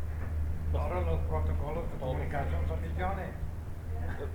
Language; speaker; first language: Spanish; non-native, fluent; English